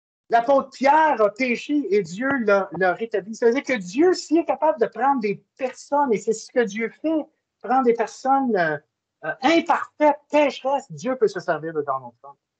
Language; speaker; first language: French; native; French